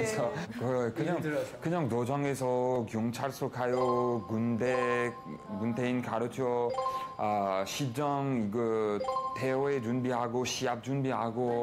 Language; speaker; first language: Korean; non-native, learner; French